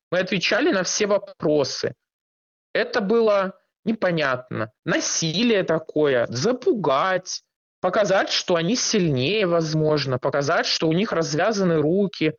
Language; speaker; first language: Russian; native; Russian